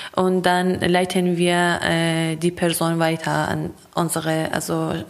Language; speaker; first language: German; non-native, fluent; Persian